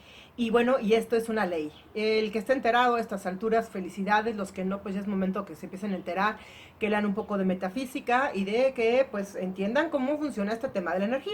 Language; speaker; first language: Spanish; native; Spanish